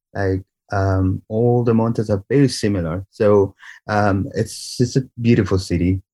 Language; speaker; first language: English; non-native, fluent; Spanish